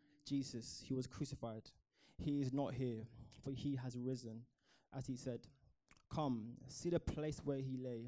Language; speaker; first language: English; native; English